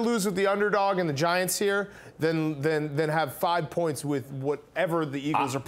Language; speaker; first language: English; native; English